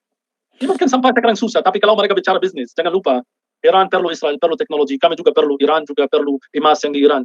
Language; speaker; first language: Indonesian; non-native, fluent; Arabic